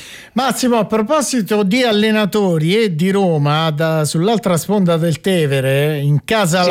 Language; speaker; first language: Italian; native; Italian